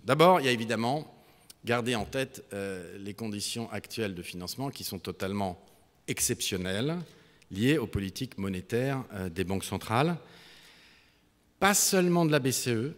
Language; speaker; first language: French; native; French